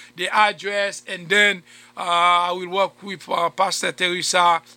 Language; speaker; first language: English; non-native, fluent; Haitian Creole